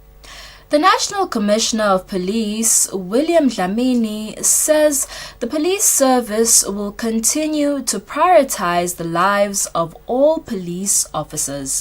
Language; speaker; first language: English; non-native, local second language; Swati